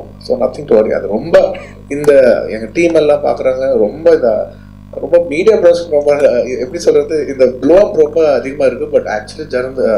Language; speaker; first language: Tamil; non-native, local second language; Telugu